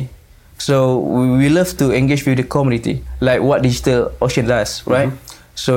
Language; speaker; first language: English; non-native, local second language; Malay